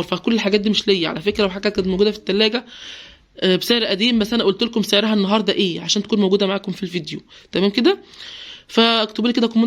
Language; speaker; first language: Arabic; native; Arabic